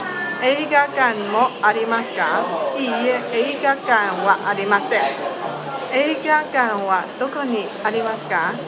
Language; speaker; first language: Japanese; non-native, learner; Chinese